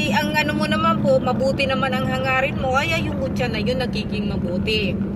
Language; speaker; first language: Filipino; non-native, local second language; Bikol